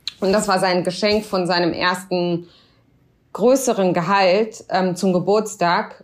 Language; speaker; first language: German; early bilingual, other home language; Arabic